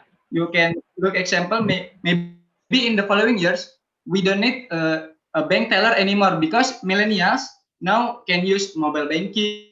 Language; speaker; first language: English; non-native, learner; Indonesian